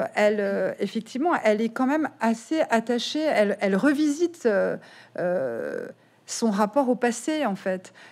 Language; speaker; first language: French; native; French